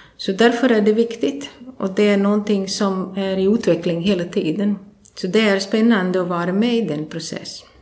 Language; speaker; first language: Swedish; non-native, fluent; Latvian